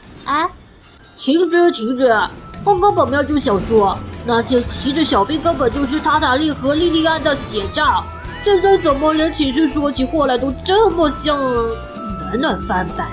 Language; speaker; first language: Chinese; native; Chinese